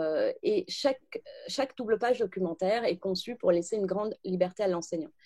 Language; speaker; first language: French; native; French